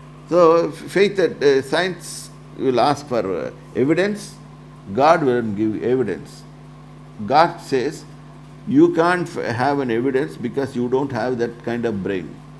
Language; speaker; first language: English; non-native, local second language; Tamil